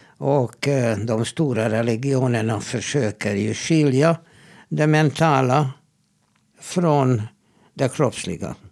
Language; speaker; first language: Swedish; non-native, fluent; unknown